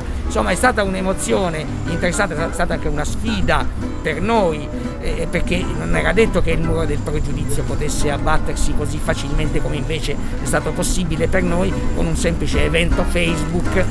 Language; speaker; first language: Italian; native; Italian